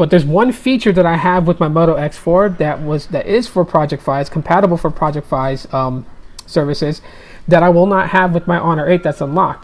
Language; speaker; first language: English; native; English